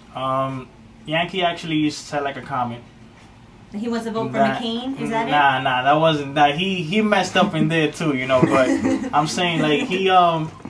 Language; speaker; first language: English; native; English